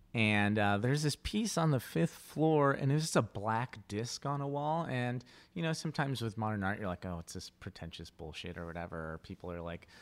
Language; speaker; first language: English; early bilingual, other home language; Spanish